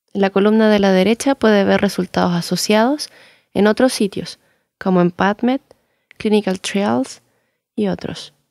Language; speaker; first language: Spanish; native; Spanish